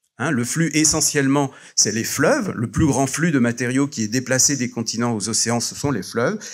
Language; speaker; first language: French; native; French